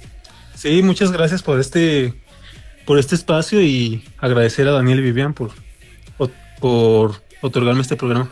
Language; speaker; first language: Spanish; native; Spanish